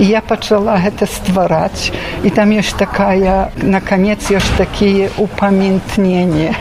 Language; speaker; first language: Belarusian; non-native, local second language; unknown